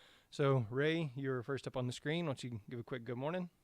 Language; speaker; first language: English; native; English